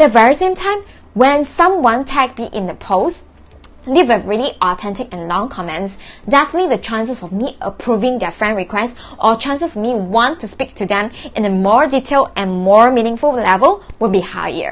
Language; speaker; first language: English; non-native, local second language; Chinese